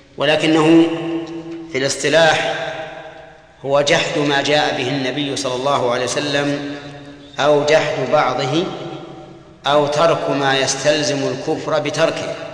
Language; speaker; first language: Arabic; native; Arabic